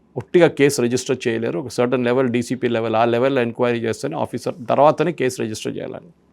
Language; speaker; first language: Telugu; non-native, fluent; Malayalam